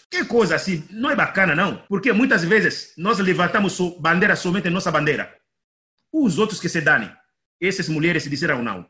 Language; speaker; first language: Portuguese; non-native, fluent; Lingala